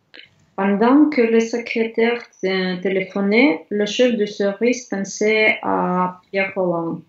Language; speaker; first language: French; non-native, learner; Russian